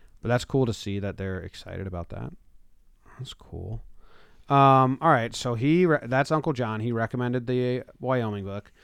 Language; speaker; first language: English; native; English